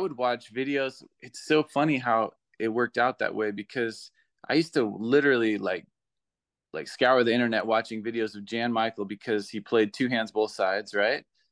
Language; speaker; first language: English; native; English